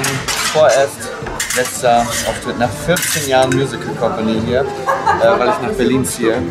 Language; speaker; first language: German; native; German